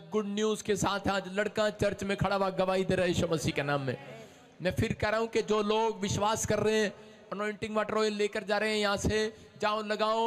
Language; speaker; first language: Hindi; non-native, local second language; Punjabi